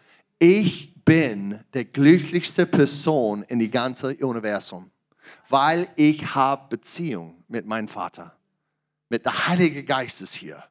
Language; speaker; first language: German; non-native, learner; English